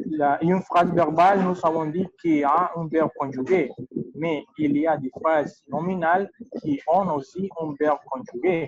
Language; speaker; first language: French; non-native, learner; Spanish